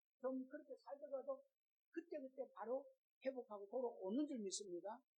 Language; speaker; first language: Korean; native; Korean